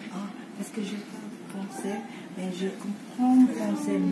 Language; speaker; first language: French; non-native, learner; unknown